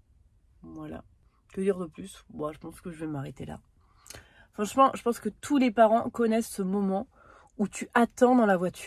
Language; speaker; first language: French; native; French